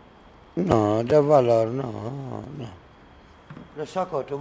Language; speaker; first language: Spanish; non-native, learner; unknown